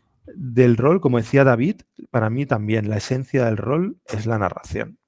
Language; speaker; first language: Spanish; native; Spanish